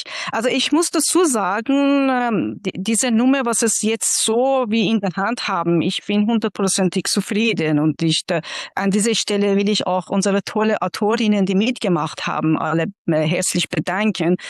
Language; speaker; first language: German; non-native, fluent; Persian